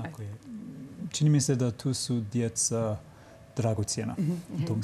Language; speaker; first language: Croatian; non-native, fluent; English